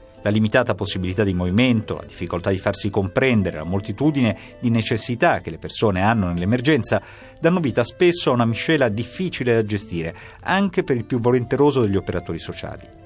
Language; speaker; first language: Italian; native; Italian